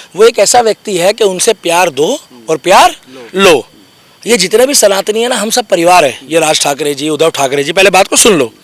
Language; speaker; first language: Hindi; native; Hindi